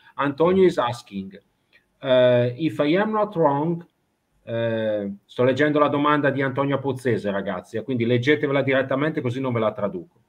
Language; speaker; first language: Italian; native; Italian